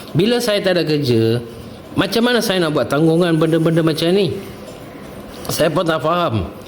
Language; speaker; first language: Malay; non-native, local second language; Tamil